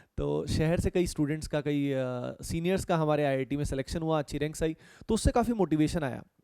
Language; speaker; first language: Hindi; native; Hindi